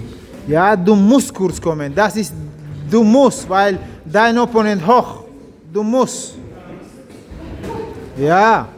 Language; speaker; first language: German; non-native, learner; Tajik